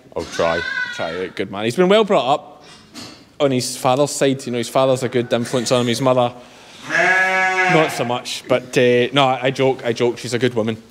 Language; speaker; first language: English; native; English